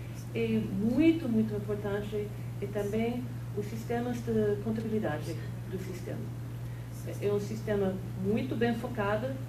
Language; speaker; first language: Portuguese; non-native, fluent; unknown